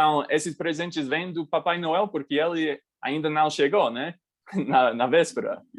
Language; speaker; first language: Portuguese; non-native, fluent; English